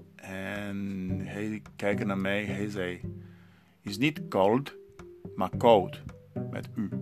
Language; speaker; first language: Dutch; non-native, learner; Portuguese